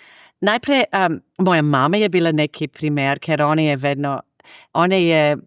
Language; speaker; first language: Slovenian; non-native, fluent; English